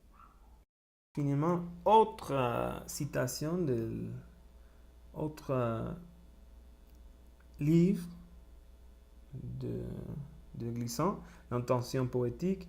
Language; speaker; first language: French; non-native, learner; Spanish